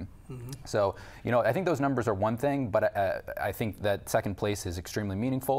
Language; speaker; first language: English; native; English